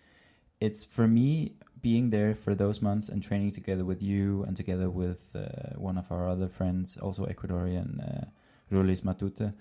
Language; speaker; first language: English; non-native, fluent; Danish